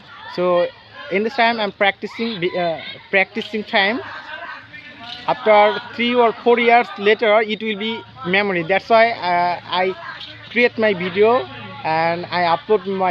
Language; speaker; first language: English; non-native, learner; Bangla